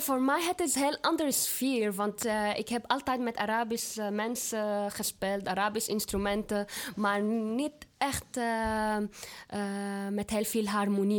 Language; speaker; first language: Dutch; non-native, fluent; Arabic